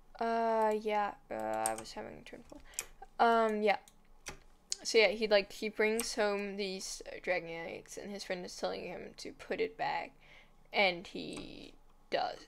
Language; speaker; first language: English; non-native, fluent; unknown